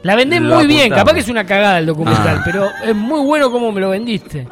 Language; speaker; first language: Spanish; native; Spanish